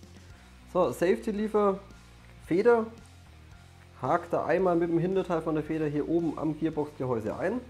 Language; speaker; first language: German; native; German